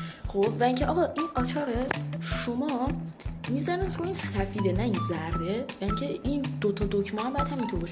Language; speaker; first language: Persian; native; Persian